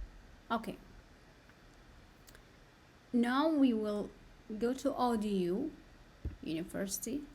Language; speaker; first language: English; non-native, learner; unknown